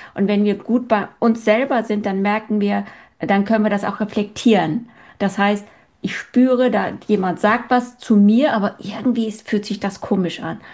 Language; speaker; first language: German; early bilingual, other home language; Turkish